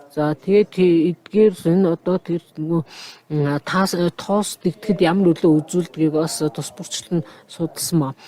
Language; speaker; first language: Mongolian; non-native, fluent; Japanese